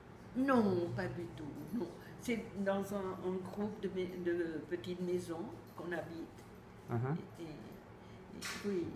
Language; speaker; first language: French; non-native, fluent; Spanish